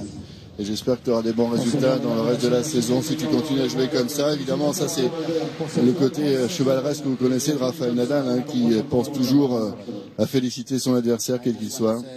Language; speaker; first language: French; native; French